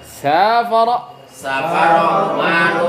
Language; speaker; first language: Arabic; non-native, fluent; Indonesian